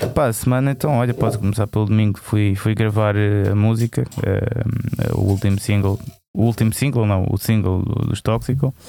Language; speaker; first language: Portuguese; native; Portuguese